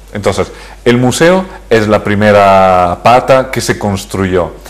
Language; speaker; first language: Spanish; early bilingual, heritage; Spanish